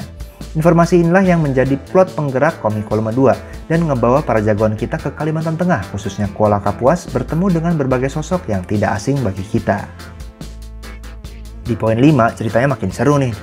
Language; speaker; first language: Indonesian; native; Indonesian